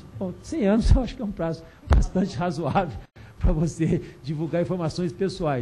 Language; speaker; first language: Portuguese; native; Portuguese